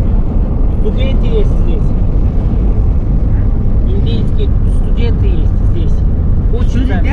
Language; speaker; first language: Russian; non-native, local second language; Kazakh